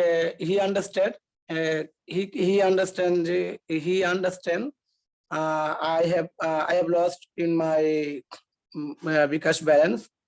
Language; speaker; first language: English; non-native, learner; Bangla